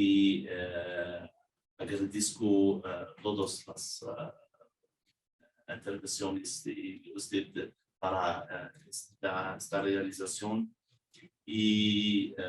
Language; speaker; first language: Spanish; non-native, fluent; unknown